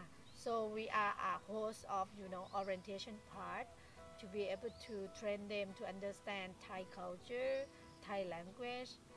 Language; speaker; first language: English; non-native, fluent; Thai